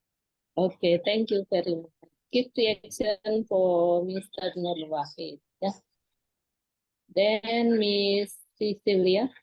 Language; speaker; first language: English; non-native, fluent; Indonesian